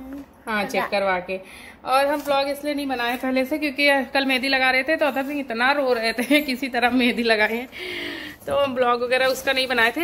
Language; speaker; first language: Hindi; native; Hindi